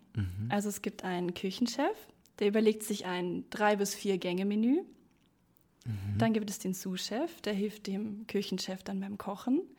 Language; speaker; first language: German; native; German